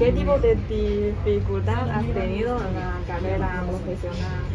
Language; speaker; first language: Spanish; non-native, learner; Chinese